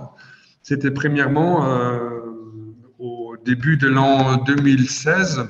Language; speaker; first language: French; non-native, fluent; German